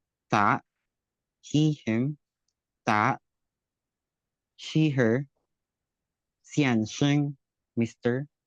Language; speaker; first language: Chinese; non-native, learner; Filipino